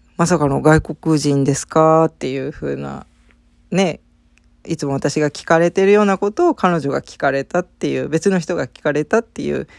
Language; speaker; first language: Japanese; native; Japanese